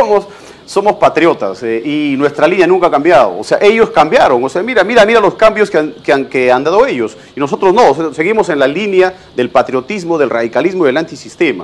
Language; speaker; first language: Spanish; native; Spanish